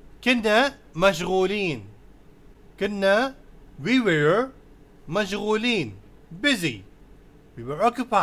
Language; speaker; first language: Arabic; non-native, fluent; Urdu